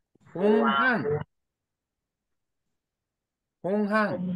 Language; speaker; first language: Vietnamese; non-native, learner; Korean